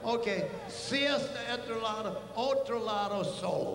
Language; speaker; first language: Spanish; non-native, learner; English